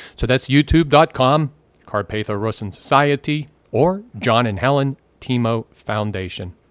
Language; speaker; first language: English; native; English